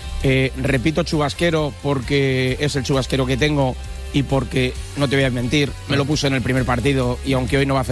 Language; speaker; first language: Spanish; native; Spanish